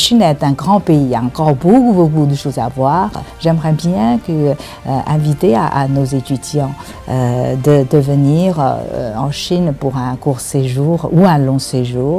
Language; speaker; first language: French; non-native, fluent; Chinese